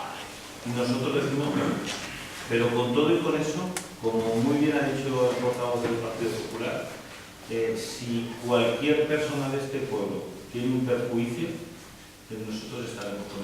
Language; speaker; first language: Spanish; native; Spanish